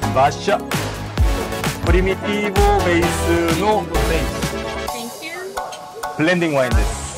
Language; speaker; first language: Japanese; non-native, learner; Korean